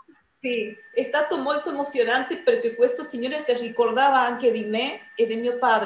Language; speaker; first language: Italian; non-native, fluent; Spanish